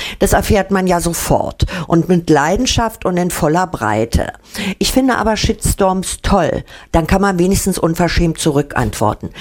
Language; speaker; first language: German; native; German